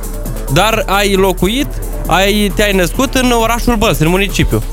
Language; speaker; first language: Romanian; native; Romanian